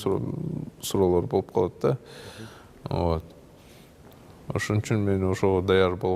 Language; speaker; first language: Kyrgyz; non-native, local second language; Russian